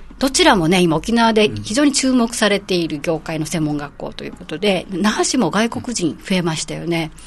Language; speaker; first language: Japanese; native; Japanese